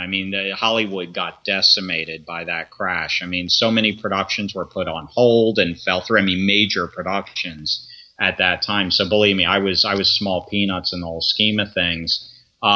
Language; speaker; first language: English; native; English